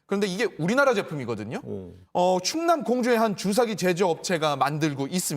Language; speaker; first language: Korean; native; Korean